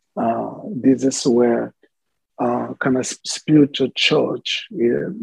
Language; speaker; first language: English; non-native, fluent; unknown